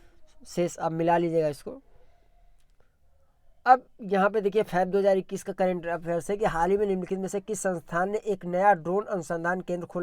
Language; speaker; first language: Hindi; native; Hindi